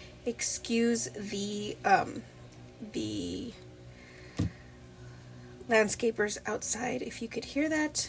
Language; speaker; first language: English; native; English